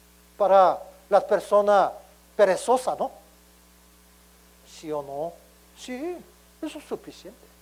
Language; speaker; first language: Spanish; non-native, learner; Korean